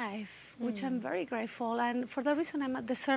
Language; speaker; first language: English; non-native, fluent; Spanish